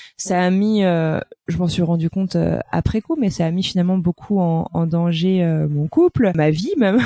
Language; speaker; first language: French; native; French